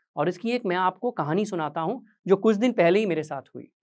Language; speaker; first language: Hindi; native; Hindi